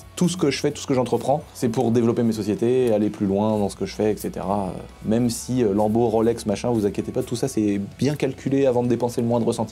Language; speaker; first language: French; native; French